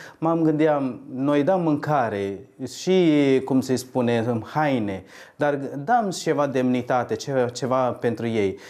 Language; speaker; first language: Romanian; non-native, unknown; Tamil